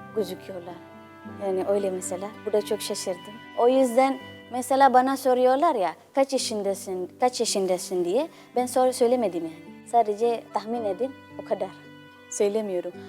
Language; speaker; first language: Turkish; non-native, fluent; Indonesian